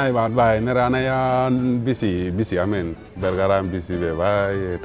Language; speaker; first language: Basque; non-native, learner; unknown